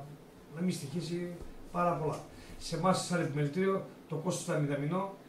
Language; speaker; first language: Greek; native; Greek